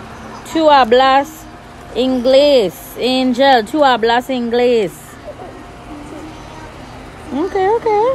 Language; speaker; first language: Spanish; non-native, learner; English